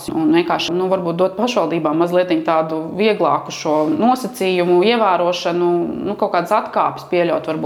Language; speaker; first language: Latvian; native; Latvian